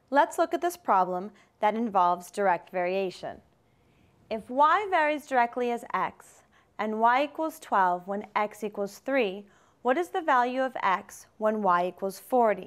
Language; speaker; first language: English; native; English